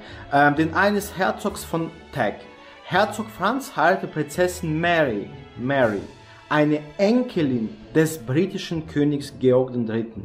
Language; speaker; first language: German; native; German